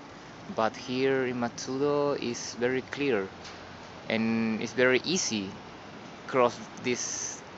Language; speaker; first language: English; non-native, learner; Spanish